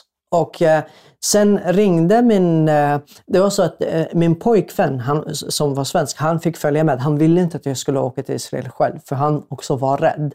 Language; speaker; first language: Swedish; non-native, fluent; Arabic